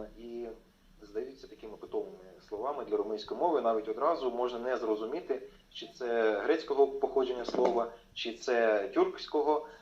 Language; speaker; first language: Ukrainian; non-native, local second language; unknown